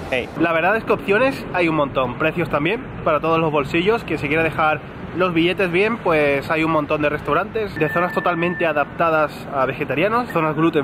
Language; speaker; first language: Spanish; native; Spanish